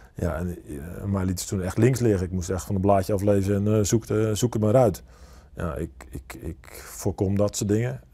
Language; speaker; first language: Dutch; native; Dutch